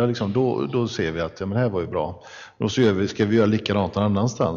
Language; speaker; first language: Swedish; native; Swedish